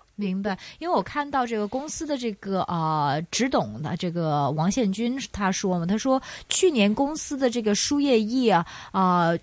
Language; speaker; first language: Chinese; non-native, local second language; Cantonese